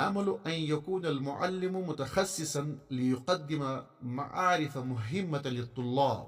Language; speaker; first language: Arabic; non-native, fluent; Urdu